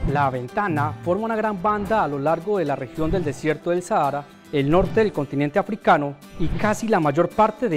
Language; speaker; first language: Spanish; native; Spanish